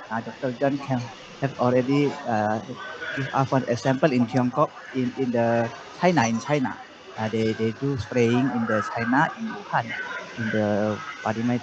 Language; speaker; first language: English; non-native, learner; Indonesian